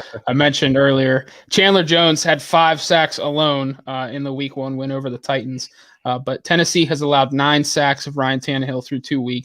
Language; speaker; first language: English; native; English